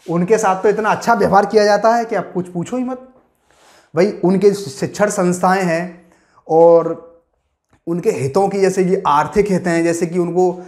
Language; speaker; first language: Hindi; native; Hindi